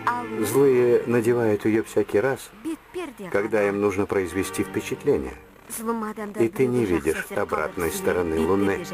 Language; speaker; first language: Russian; native; Russian